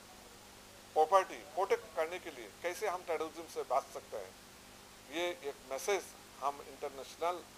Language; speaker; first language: Hindi; non-native, local second language; Assamese